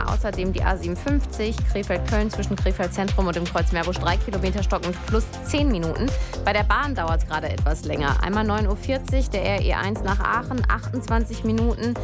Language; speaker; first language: German; native; German